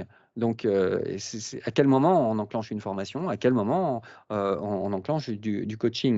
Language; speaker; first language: French; native; French